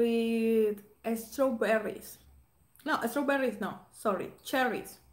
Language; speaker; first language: English; non-native, learner; Spanish